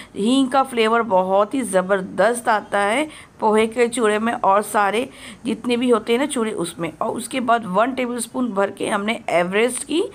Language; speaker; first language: Hindi; native; Hindi